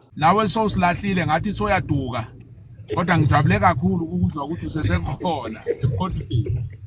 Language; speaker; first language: Zulu; non-native, local second language; South Ndebele